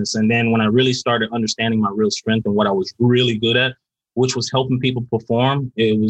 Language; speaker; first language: English; native; English